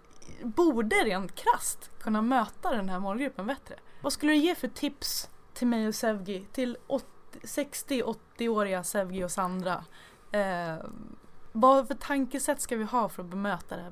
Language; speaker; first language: Swedish; native; Swedish